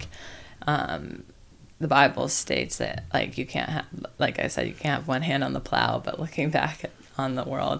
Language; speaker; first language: English; native; English